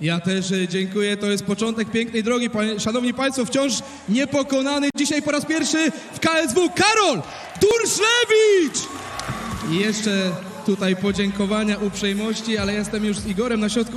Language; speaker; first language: Polish; native; Polish